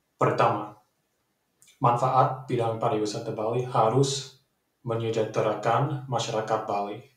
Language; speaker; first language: Indonesian; non-native, fluent; English